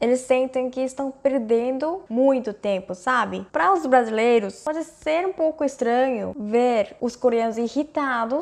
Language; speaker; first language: Portuguese; non-native, fluent; Korean